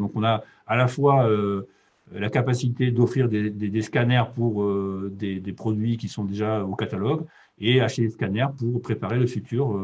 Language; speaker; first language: French; native; French